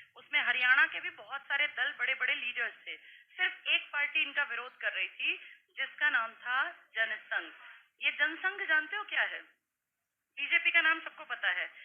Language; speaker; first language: Hindi; native; Hindi